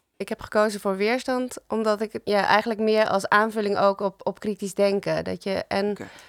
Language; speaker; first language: Dutch; native; Dutch